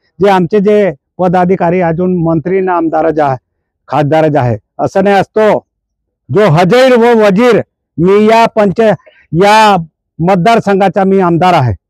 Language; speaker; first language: Marathi; non-native, local second language; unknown